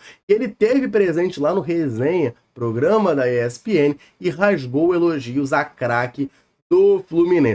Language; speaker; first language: Portuguese; native; Portuguese